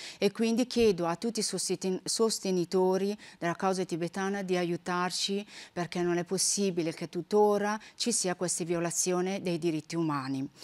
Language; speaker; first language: Italian; non-native, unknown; Tibetan